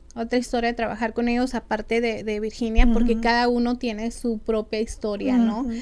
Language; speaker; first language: Spanish; native; Spanish